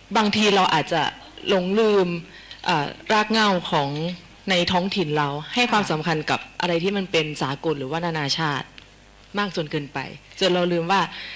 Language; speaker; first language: Thai; native; Thai